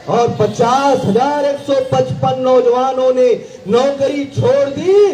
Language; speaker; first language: Hindi; non-native, local second language; Marathi